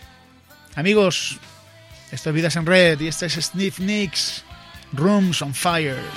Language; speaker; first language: Spanish; native; Spanish